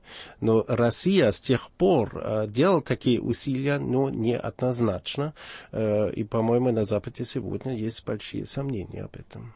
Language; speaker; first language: Russian; non-native, fluent; German